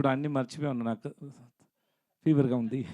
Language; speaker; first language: Telugu; non-native, learner; Tamil